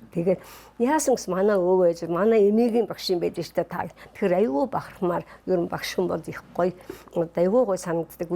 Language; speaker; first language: Mongolian; non-native, local second language; Kazakh